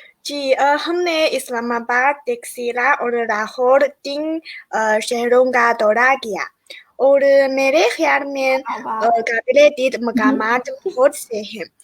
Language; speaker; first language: Hindi; non-native, fluent; Chinese